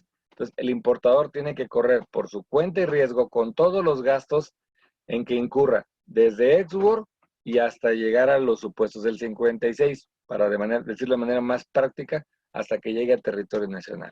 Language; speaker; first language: Spanish; native; Spanish